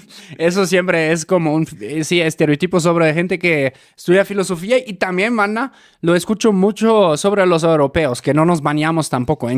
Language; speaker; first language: Spanish; native; Spanish